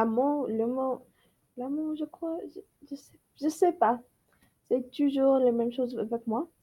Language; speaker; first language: French; non-native, learner; English